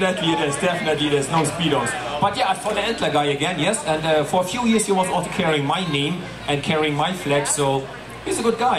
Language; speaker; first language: English; non-native, fluent; German